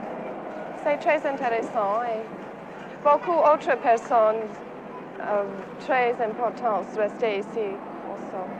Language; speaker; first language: French; non-native, learner; English